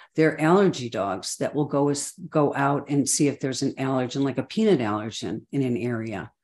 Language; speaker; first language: English; native; English